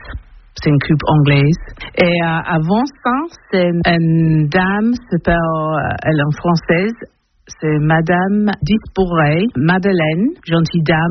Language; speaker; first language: French; non-native, learner; English